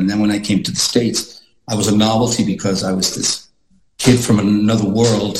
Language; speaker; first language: English; non-native, fluent; Icelandic